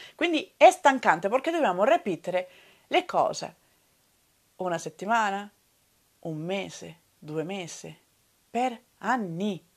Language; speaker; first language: Italian; non-native, fluent; Spanish